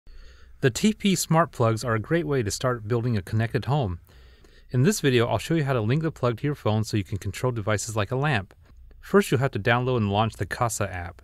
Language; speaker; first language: English; native; English